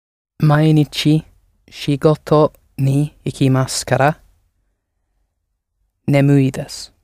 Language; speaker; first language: Japanese; non-native, learner; English